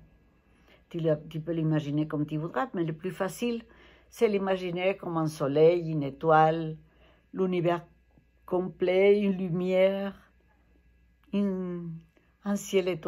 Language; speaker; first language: French; non-native, fluent; Spanish